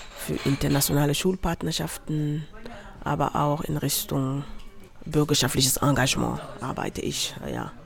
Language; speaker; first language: German; non-native, fluent; Wolof